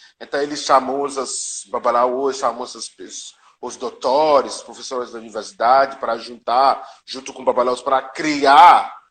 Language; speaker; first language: Portuguese; non-native, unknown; Yoruba